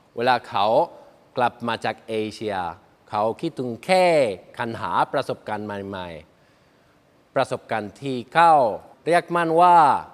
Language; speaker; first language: Thai; non-native, learner; Spanish